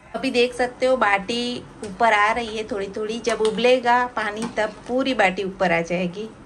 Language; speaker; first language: Hindi; non-native, local second language; Gujarati